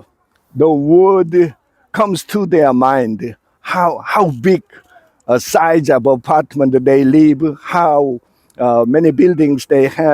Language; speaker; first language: English; non-native, fluent; Korean